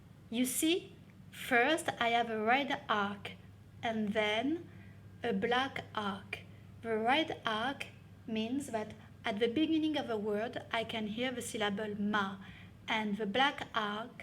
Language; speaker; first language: English; non-native, fluent; French